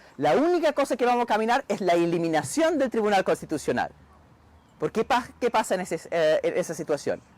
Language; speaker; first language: Spanish; non-native, fluent; English